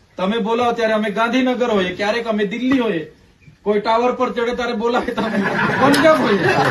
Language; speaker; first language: Gujarati; non-native, local second language; Vasavi